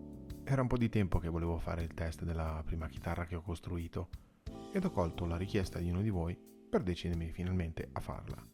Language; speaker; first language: Italian; native; Italian